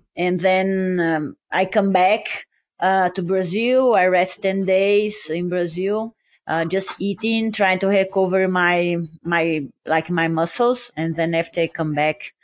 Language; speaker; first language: English; non-native, learner; Portuguese